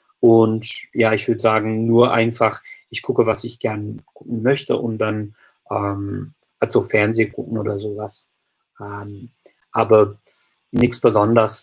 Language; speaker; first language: German; non-native, fluent; English